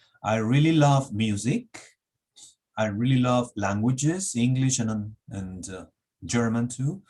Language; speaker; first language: English; non-native, fluent; Spanish